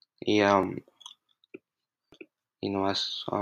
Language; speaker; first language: Spanish; early bilingual, heritage; Spanish